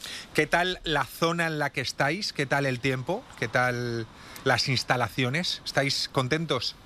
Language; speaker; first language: Spanish; native; Spanish